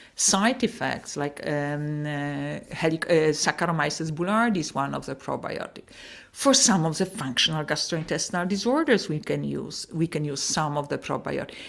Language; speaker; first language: English; non-native, fluent; Polish